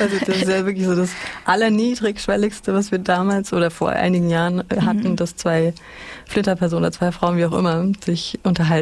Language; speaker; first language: German; native; German